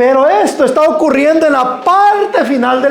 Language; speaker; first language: Spanish; native; Spanish